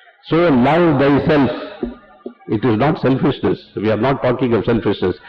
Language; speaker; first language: English; non-native, local second language; Tamil